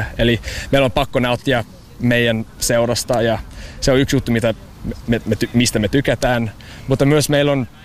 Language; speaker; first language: Finnish; non-native, learner; English